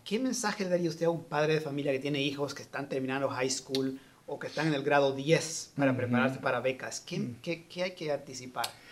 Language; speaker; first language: Spanish; native; Spanish